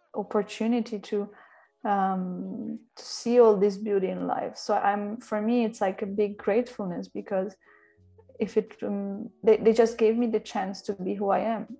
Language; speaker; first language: English; non-native, fluent; Italian